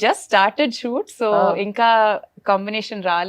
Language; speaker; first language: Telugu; non-native, learner; Malayalam